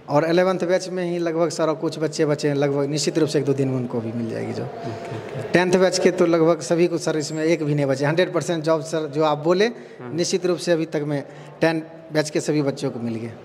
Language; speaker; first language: Hindi; native; Hindi